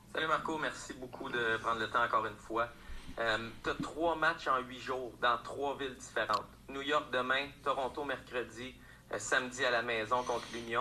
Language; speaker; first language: French; native; French